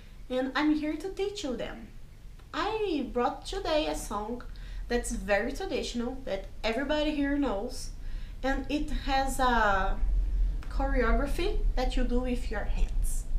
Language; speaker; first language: English; non-native, fluent; Portuguese